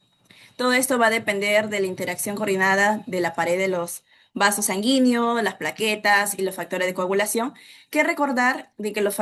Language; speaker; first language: Spanish; native; Spanish